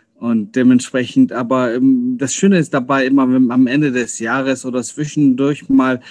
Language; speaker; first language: German; early bilingual, other home language; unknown